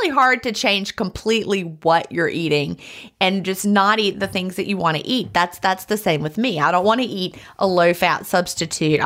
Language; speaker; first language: English; native; English